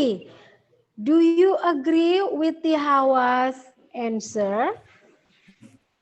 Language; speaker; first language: English; non-native, learner; Indonesian